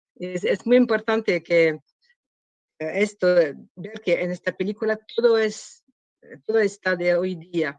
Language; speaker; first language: Spanish; non-native, learner; French